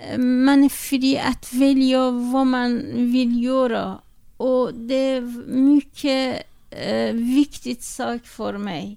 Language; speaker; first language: Swedish; non-native, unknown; Persian